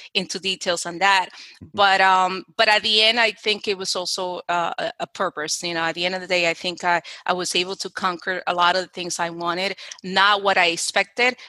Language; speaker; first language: English; non-native, fluent; Spanish